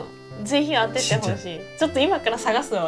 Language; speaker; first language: Japanese; native; Japanese